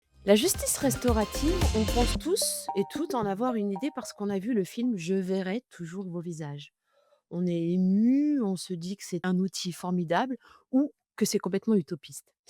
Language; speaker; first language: French; native; French